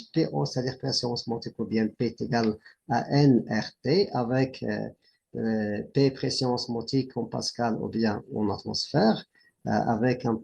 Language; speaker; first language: French; non-native, local second language; Arabic